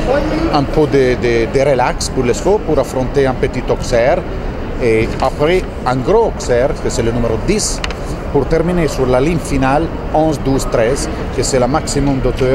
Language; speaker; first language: French; non-native, fluent; Italian